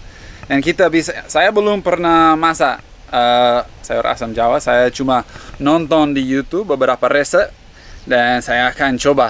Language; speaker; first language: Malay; non-native, fluent; English